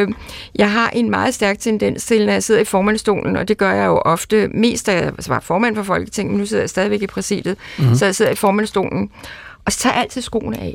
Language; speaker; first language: Danish; native; Danish